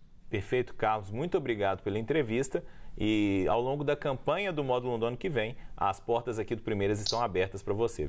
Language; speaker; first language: Portuguese; native; Portuguese